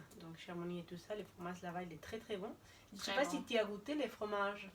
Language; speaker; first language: French; non-native, fluent; Spanish